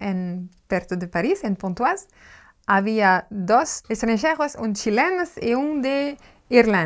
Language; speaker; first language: Spanish; non-native, learner; French